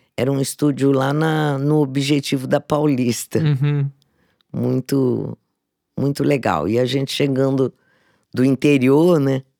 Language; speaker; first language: Portuguese; native; Portuguese